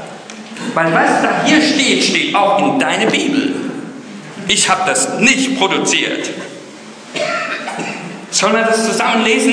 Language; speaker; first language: German; non-native, fluent; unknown